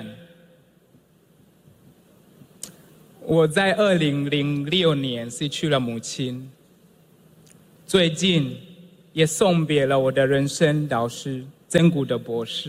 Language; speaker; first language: Chinese; non-native, fluent; Swahili